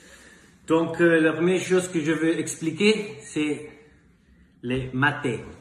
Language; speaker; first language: French; non-native, learner; Spanish